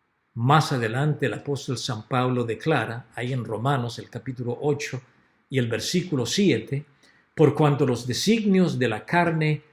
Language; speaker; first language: Spanish; native; Spanish